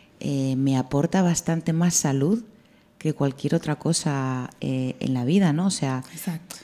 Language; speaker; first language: Spanish; native; Spanish